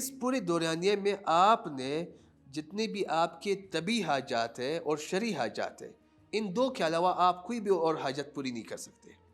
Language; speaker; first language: Urdu; non-native, local second language; Pashto